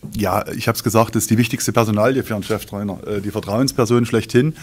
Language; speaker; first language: German; native; German